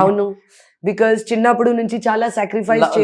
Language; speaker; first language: Telugu; non-native, learner; Hindi